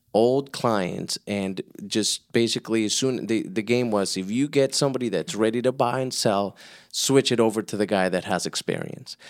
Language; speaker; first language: English; early bilingual, other home language; Spanish